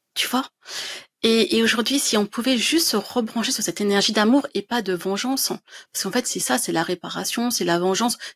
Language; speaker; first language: French; native; French